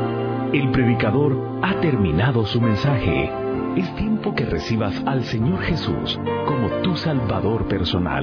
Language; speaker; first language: Spanish; native; Spanish